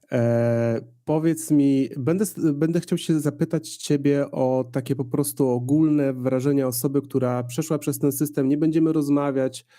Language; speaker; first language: Polish; native; Polish